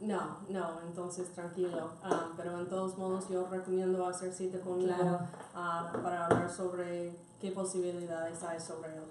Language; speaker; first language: Spanish; non-native, fluent; English